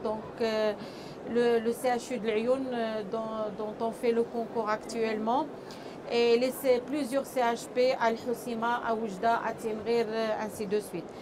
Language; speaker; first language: French; non-native, local second language; Arabic